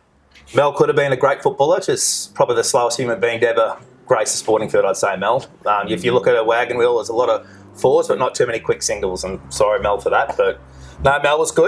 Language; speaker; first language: English; native; English